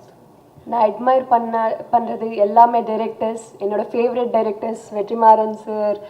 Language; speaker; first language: Tamil; non-native, learner; Telugu